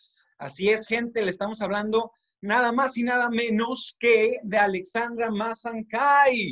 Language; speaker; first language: Spanish; native; Spanish